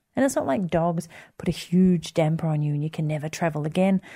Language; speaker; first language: English; native; English